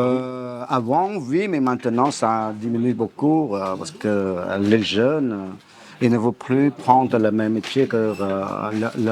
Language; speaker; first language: French; non-native, fluent; Khmer